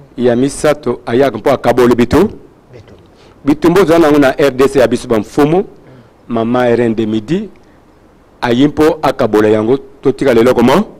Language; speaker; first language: Lingala; non-native, local second language; Luba-Lulua